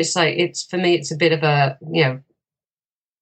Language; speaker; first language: English; native; English